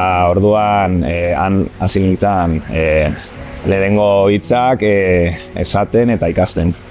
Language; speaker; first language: Basque; non-native, local second language; Spanish